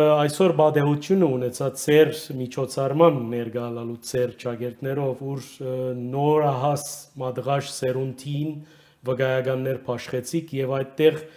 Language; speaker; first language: Armenian; early bilingual, heritage; Armenian